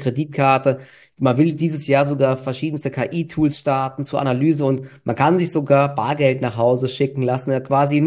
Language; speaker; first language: German; native; German